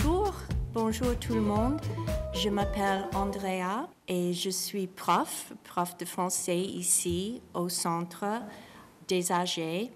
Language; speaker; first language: French; non-native, fluent; English